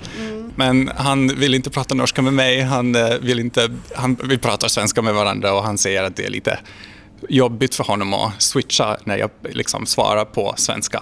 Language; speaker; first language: Swedish; non-native, fluent; Hungarian